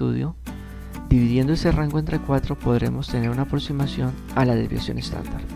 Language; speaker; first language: Spanish; native; Spanish